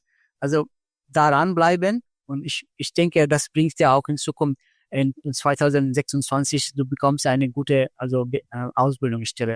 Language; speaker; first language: German; non-native, fluent; Bangla